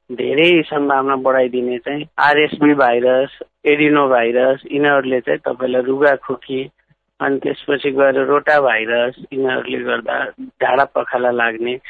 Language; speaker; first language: Nepali; non-native, local second language; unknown